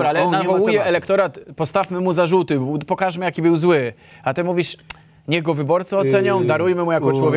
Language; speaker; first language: Polish; native; Polish